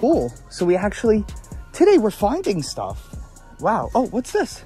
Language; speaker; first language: English; native; English